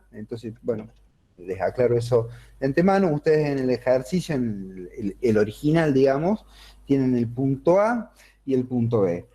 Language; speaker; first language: Spanish; native; Spanish